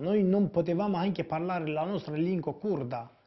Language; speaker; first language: Italian; non-native, fluent; Kurdish